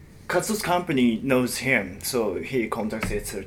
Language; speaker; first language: English; non-native, learner; Japanese